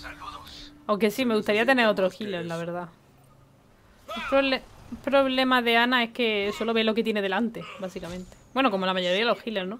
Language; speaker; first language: Spanish; native; Spanish